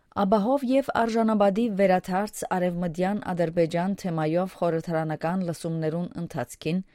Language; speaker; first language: Armenian; early bilingual, heritage; Armenian